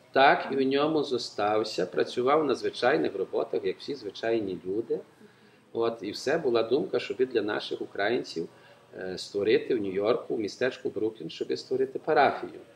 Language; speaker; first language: Ukrainian; native; Ukrainian